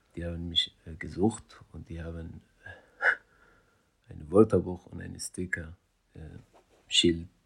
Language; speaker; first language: German; non-native, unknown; Persian